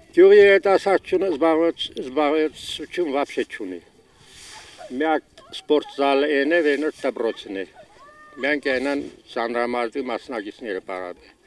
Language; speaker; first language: Armenian; native; Armenian